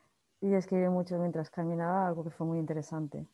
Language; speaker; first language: Spanish; native; Spanish